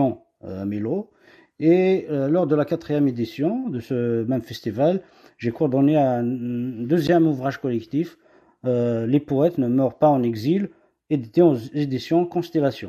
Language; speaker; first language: French; non-native, local second language; Kabyle